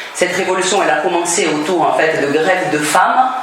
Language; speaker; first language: French; non-native, fluent; Portuguese